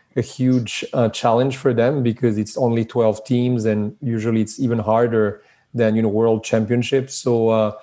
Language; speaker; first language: English; early bilingual, other home language; Serbian